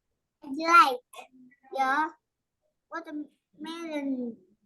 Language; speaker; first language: English; non-native, learner; Vietnamese